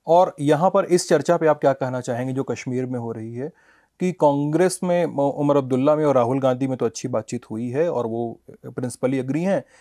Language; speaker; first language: Hindi; native; Hindi